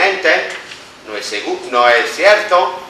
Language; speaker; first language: Spanish; non-native, fluent; Italian